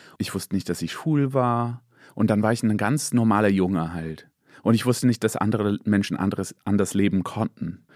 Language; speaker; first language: German; non-native, fluent; English